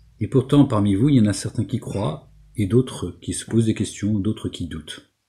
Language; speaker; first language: French; native; French